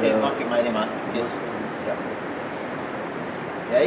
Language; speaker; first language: German; non-native, learner; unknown